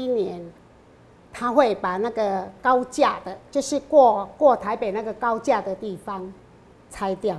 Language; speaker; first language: Chinese; non-native, local second language; Min Nan Chinese